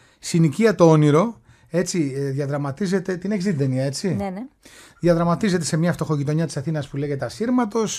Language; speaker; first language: Greek; native; Greek